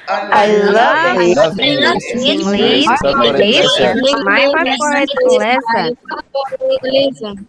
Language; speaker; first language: English; non-native, learner; Indonesian